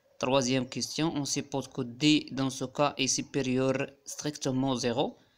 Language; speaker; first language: French; non-native, local second language; Arabic